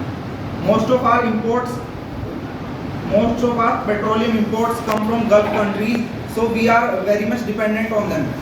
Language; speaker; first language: English; non-native, local second language; Hindi